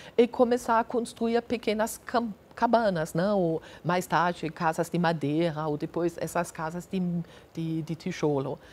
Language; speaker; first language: Portuguese; non-native, fluent; German